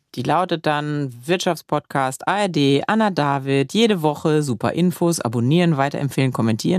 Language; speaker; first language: German; native; German